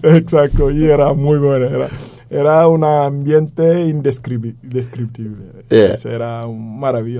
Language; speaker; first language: Spanish; non-native, fluent; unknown